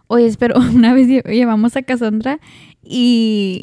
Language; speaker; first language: Spanish; early bilingual, heritage; Spanish